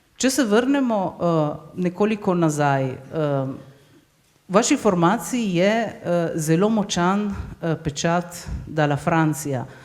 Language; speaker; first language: Slovenian; native; Slovenian